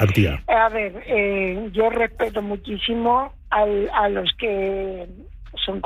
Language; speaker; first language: Spanish; native; Spanish